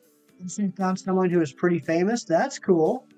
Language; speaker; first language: English; native; English